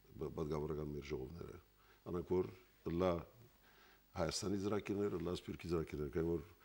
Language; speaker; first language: Armenian; early bilingual, heritage; Armenian